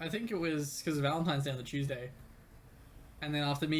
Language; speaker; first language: English; native; English